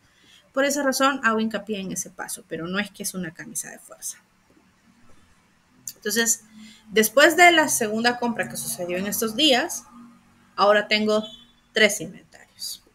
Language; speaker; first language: Spanish; native; Spanish